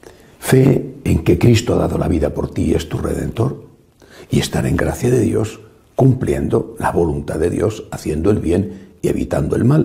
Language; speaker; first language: Spanish; native; Spanish